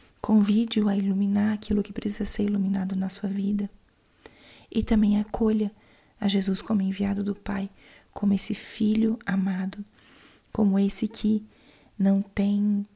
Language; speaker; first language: Portuguese; native; Portuguese